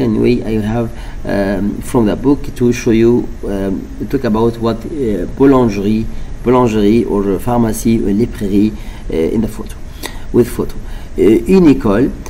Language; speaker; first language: English; non-native, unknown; Arabic